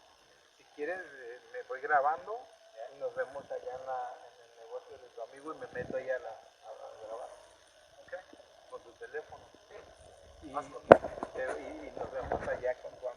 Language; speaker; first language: Spanish; native; Spanish